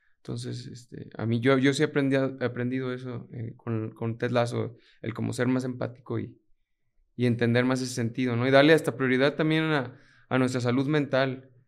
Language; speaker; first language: Spanish; native; Spanish